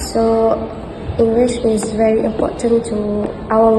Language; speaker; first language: English; non-native, learner; Indonesian